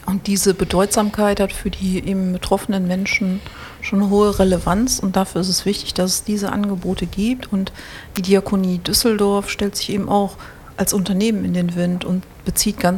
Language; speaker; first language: German; native; German